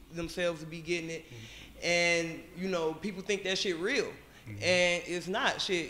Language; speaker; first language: English; native; English